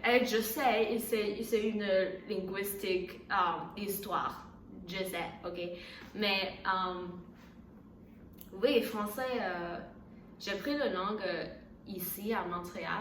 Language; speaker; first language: French; non-native, learner; Chinese